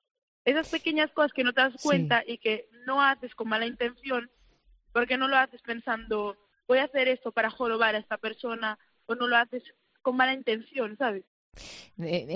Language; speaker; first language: Spanish; early bilingual, other home language; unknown